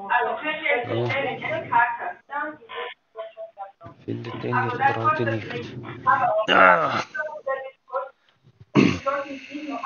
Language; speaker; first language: German; native; German